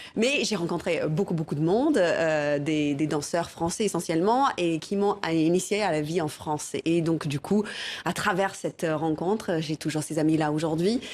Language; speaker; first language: French; non-native, fluent; English